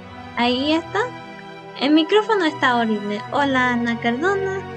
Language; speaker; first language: Spanish; early bilingual, heritage; Spanish